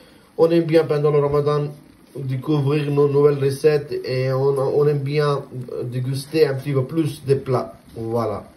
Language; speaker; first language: French; non-native, learner; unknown